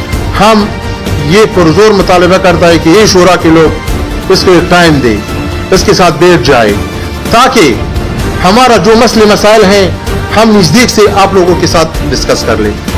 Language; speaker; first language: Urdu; non-native, fluent; Pashto